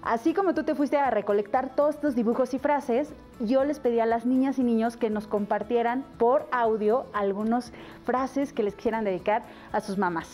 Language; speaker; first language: Spanish; native; Spanish